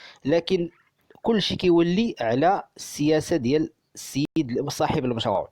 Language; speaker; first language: Arabic; native; Arabic